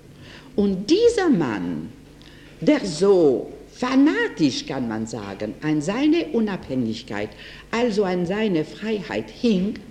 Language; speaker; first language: German; non-native, fluent; French